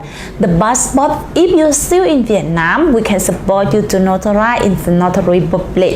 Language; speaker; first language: English; non-native, learner; Vietnamese